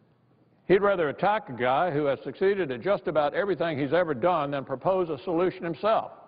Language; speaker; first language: English; native; English